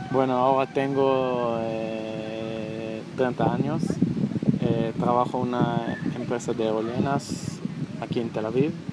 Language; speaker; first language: Spanish; non-native, learner; Hebrew